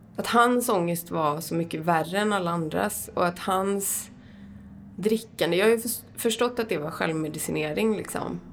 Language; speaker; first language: Swedish; native; Swedish